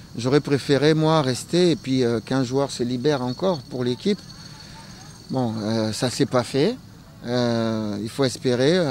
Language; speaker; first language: French; non-native, local second language; Lingala